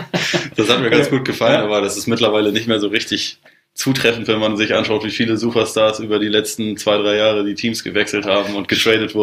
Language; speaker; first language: German; native; German